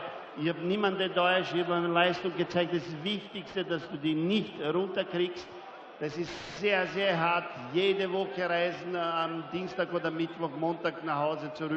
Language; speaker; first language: German; non-native, fluent; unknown